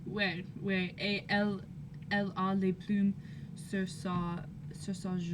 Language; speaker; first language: French; non-native, learner; English